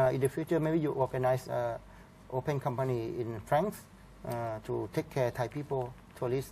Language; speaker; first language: English; non-native, learner; Thai